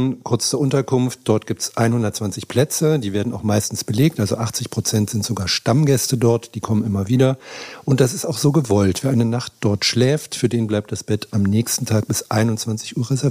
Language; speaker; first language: German; native; German